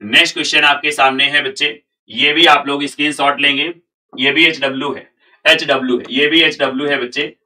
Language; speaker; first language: Hindi; native; Hindi